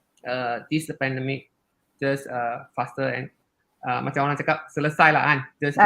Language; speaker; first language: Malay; non-native, local second language; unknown